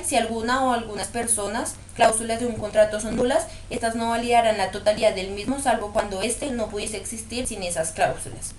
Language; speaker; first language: Spanish; native; Spanish